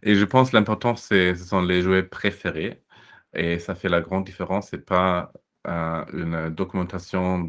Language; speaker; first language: French; non-native, fluent; German